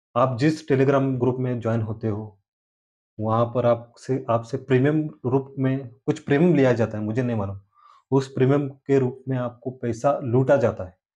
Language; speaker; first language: Hindi; non-native, local second language; Marathi